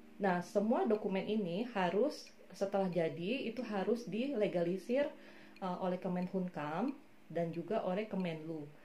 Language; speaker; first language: Indonesian; native; Indonesian